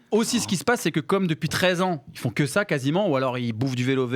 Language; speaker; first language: French; native; French